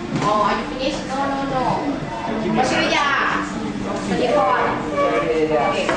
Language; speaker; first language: English; non-native, learner; Thai